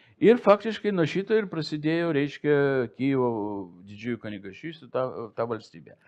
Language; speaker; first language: Lithuanian; non-native, local second language; Russian